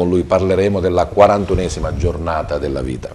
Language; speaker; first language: Italian; native; Italian